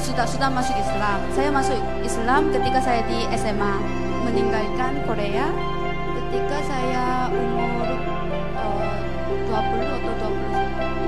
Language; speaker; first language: Indonesian; non-native, fluent; Korean